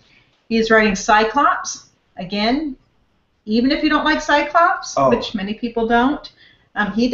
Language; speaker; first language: English; native; English